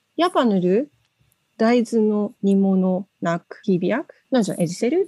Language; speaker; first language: Hungarian; non-native, learner; Japanese